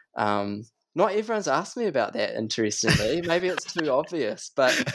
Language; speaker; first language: English; native; English